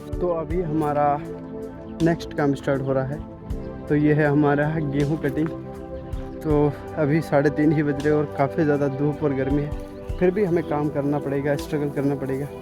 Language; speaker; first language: Hindi; non-native, local second language; Bhili